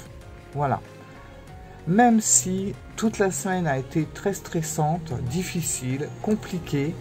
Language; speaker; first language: French; native; French